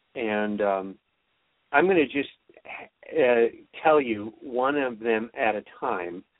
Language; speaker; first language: English; native; English